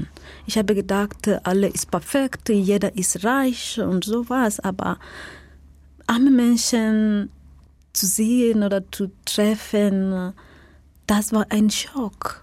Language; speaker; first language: German; non-native, fluent; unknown